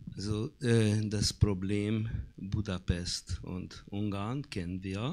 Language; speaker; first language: German; non-native, fluent; Hungarian